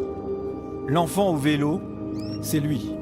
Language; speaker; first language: French; native; French